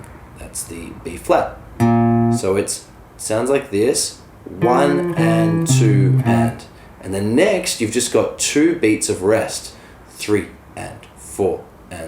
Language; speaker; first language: English; native; English